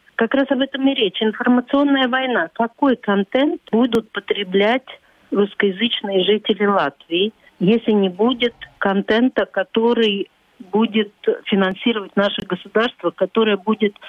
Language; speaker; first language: Russian; non-native, local second language; Latvian